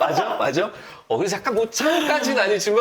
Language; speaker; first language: Korean; native; Korean